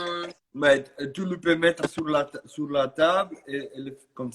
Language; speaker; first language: French; non-native, fluent; Italian